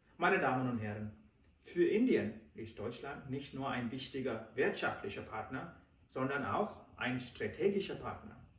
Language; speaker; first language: German; non-native, fluent; Telugu